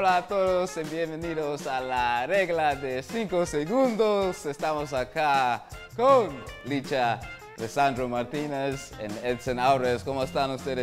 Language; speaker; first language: Spanish; non-native, learner; Dutch